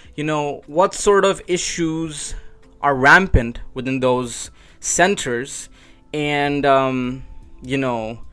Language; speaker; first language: English; non-native, local second language; Urdu